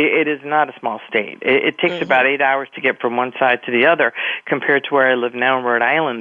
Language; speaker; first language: English; early bilingual, other home language; Spanish